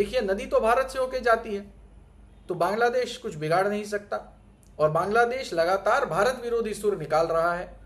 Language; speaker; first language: Hindi; non-native, local second language; Gujarati